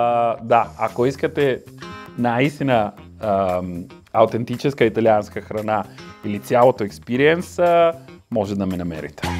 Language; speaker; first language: Bulgarian; non-native, learner; Italian